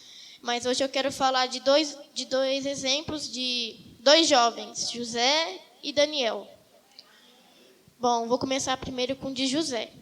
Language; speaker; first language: Portuguese; native; Portuguese